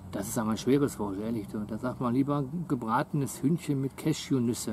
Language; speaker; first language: German; native; German